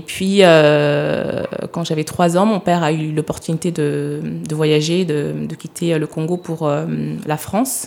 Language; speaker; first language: French; early bilingual, other home language; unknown